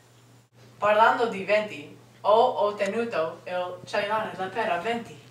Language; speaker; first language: Italian; non-native, learner; English